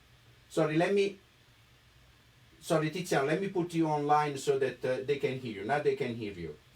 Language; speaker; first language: English; non-native, fluent; Italian